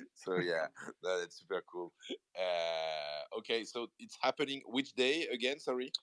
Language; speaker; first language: English; non-native, fluent; French